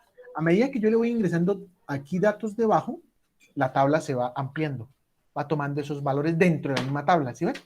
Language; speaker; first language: Spanish; native; Spanish